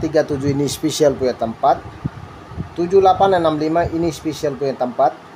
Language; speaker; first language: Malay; non-native, learner; Bangla